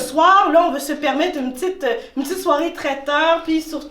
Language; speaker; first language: French; native; French